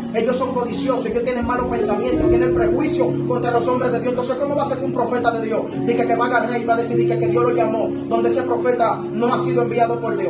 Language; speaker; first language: Spanish; native; Spanish